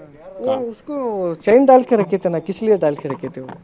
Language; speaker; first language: Hindi; non-native, local second language; Kannada